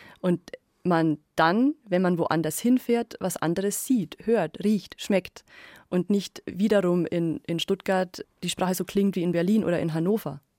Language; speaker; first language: German; native; German